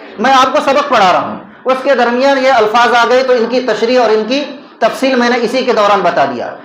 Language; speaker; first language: Urdu; native; Urdu